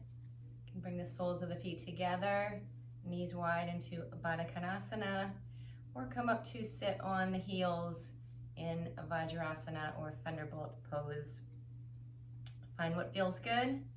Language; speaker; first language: English; native; English